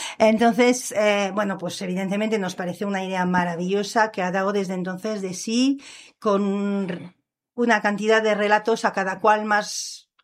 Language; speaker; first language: Spanish; non-native, fluent; French